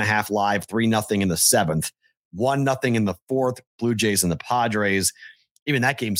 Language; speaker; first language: English; native; English